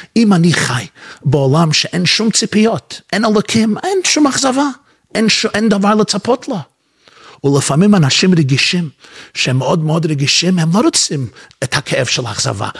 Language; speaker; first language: Hebrew; non-native, fluent; English